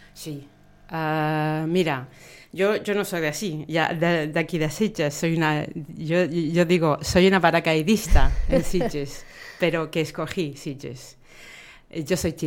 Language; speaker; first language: Catalan; non-native, fluent; Spanish